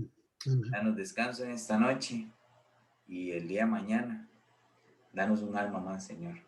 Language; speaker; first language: Spanish; native; Spanish